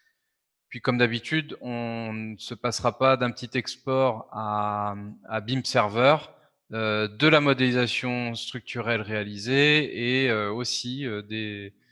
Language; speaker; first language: French; native; French